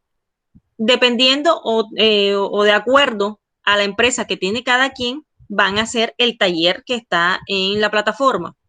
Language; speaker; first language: Spanish; native; Spanish